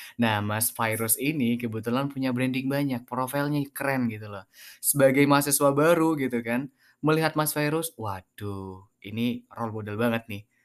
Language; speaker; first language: Indonesian; native; Indonesian